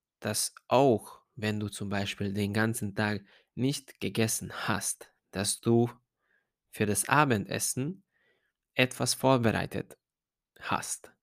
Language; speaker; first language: German; non-native, fluent; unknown